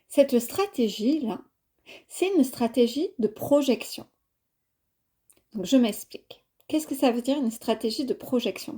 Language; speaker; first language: French; native; French